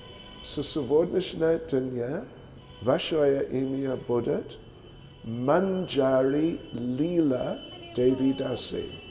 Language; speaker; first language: Russian; non-native, learner; English